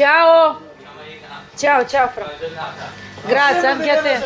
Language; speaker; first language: Italian; non-native, learner; Russian